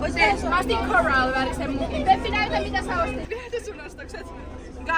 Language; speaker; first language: Finnish; native; Finnish